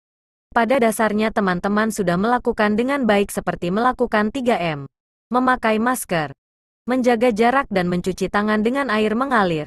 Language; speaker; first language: Indonesian; native; Indonesian